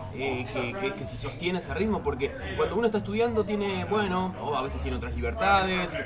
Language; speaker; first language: Spanish; native; Spanish